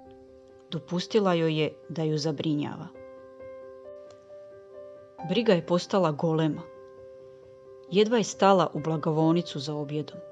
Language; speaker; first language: Croatian; native; Croatian